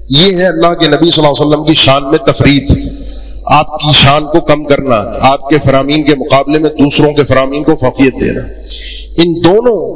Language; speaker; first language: Urdu; native; Urdu